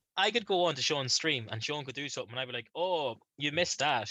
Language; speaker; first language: English; native; English